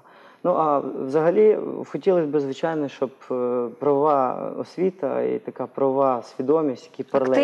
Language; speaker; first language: Ukrainian; native; Ukrainian